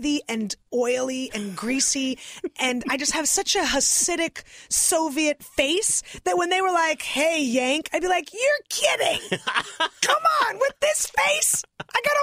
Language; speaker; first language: English; early bilingual, other home language; Russian